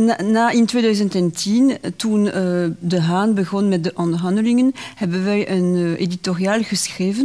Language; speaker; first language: Dutch; non-native, local second language; French